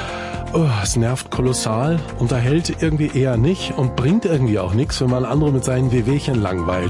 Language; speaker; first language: German; native; German